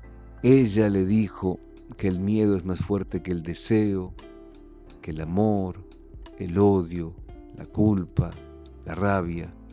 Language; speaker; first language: Spanish; native; Spanish